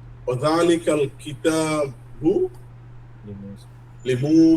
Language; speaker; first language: Arabic; non-native, learner; Bangla